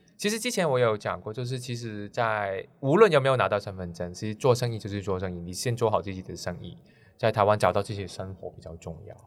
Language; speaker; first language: Chinese; non-native, local second language; Cantonese